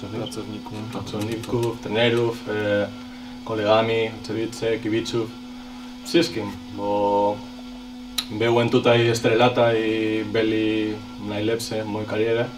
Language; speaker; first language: Polish; non-native, learner; Spanish